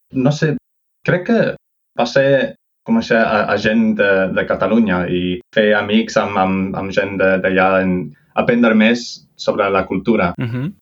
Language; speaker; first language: Catalan; non-native, fluent; English